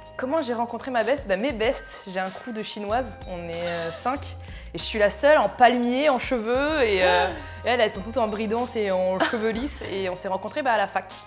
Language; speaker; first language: French; native; French